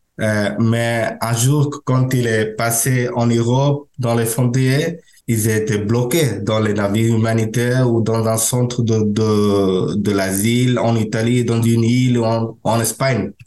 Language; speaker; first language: French; non-native, learner; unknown